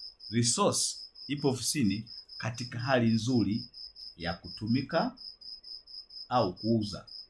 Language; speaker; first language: Swahili; native; Swahili